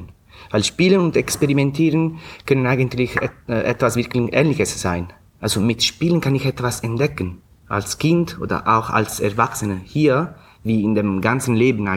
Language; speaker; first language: German; non-native, fluent; Italian